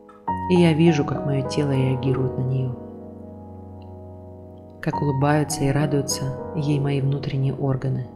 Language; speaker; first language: Russian; native; Russian